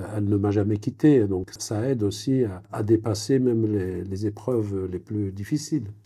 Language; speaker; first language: French; non-native, local second language; Kabyle